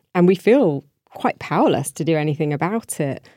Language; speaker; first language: English; native; English